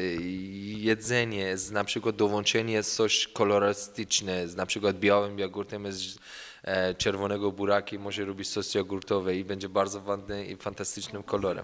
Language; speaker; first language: Polish; non-native, learner; Persian